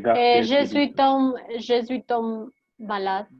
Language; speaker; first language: French; non-native, learner; Spanish